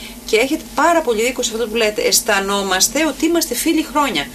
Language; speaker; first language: Greek; native; Greek